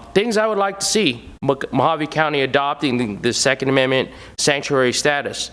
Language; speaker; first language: English; native; English